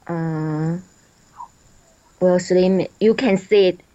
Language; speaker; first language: English; non-native, learner; Chinese